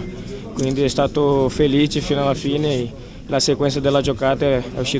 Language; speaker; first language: Italian; non-native, fluent; Portuguese